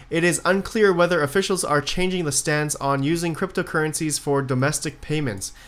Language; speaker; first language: English; native; English